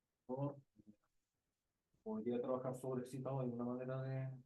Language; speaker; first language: Spanish; native; Spanish